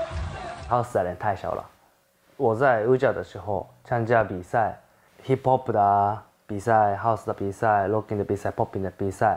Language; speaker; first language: Chinese; non-native, fluent; Japanese